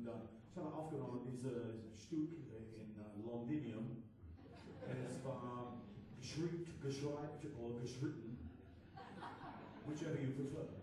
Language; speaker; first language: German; non-native, learner; English